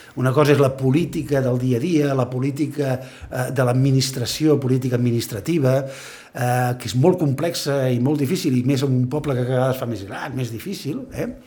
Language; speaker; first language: Catalan; native; Catalan